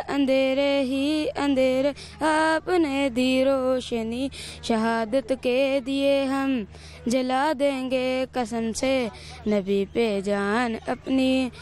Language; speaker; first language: Urdu; native; Urdu